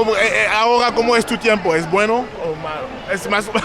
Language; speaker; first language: Spanish; non-native, learner; English